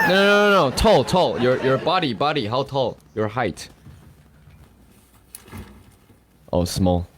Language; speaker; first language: English; non-native, fluent; Chinese